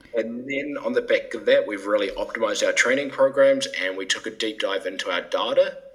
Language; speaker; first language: English; native; English